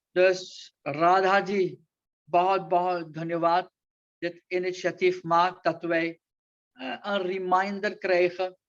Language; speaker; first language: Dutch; non-native, local second language; Caribbean Hindustani